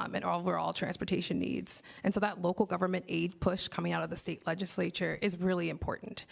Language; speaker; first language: English; native; English